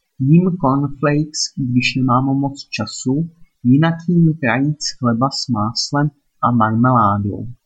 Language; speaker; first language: Czech; non-native, learner; German